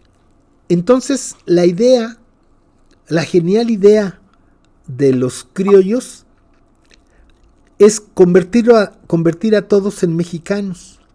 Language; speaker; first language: Spanish; native; Spanish